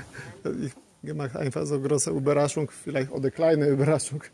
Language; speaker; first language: German; non-native, learner; Polish